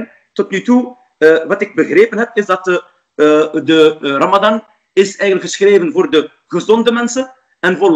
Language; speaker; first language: Dutch; non-native, fluent; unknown